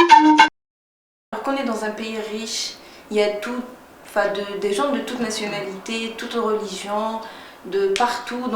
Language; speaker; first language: French; non-native, local second language; Arabic